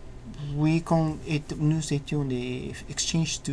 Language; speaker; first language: French; non-native, learner; English